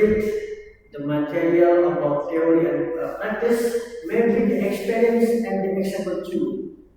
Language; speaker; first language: English; non-native, learner; Indonesian